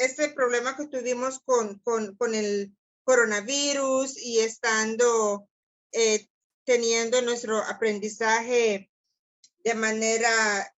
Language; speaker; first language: Spanish; non-native, local second language; English